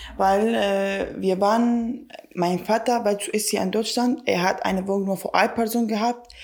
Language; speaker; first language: German; non-native, learner; Kurdish